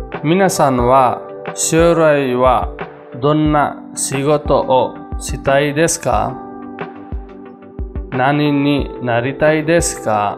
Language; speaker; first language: Japanese; non-native, learner; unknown